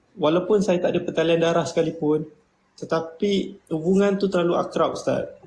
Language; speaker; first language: Malay; native; Malay